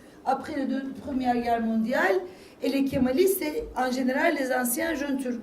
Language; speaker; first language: French; non-native, fluent; Turkish